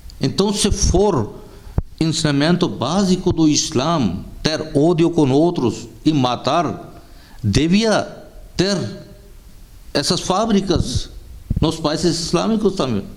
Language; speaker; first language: Portuguese; non-native, fluent; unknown